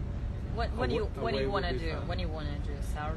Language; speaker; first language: English; non-native, learner; Russian